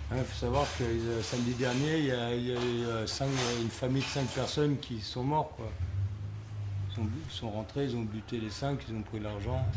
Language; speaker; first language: French; native; French